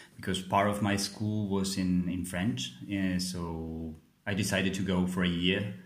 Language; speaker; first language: English; non-native, fluent; Spanish